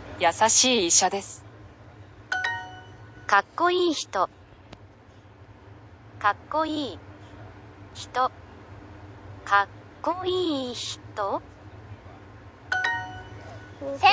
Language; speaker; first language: Japanese; non-native, learner; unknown